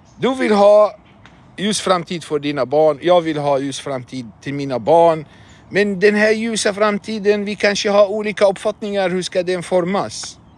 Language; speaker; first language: Swedish; non-native, fluent; Arabic